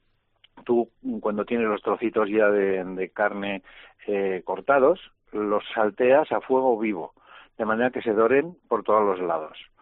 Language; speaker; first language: Spanish; native; Spanish